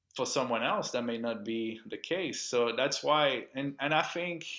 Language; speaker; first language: English; non-native, local second language; French